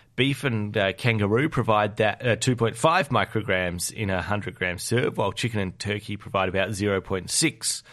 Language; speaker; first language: English; native; English